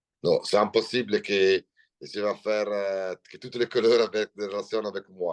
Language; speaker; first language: French; non-native, learner; Italian